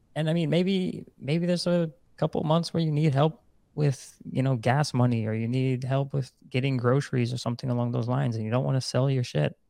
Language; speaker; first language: English; non-native, fluent; Dutch